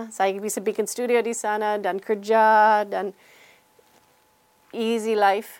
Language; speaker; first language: Indonesian; non-native, fluent; English